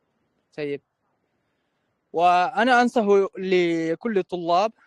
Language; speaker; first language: Arabic; non-native, fluent; Uzbek